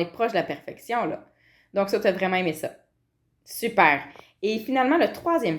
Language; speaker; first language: French; native; French